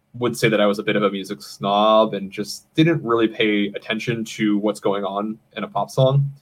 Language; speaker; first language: English; native; English